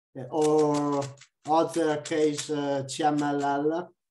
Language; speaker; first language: English; non-native, learner; Italian